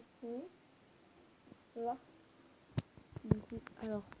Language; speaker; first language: French; native; French